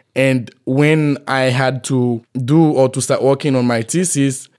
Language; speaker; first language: English; non-native, fluent; Haitian Creole